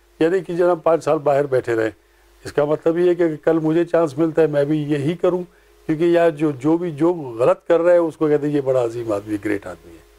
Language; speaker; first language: Urdu; non-native, local second language; Pashto